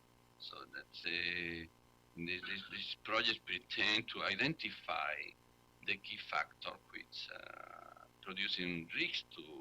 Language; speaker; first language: English; non-native, learner; Spanish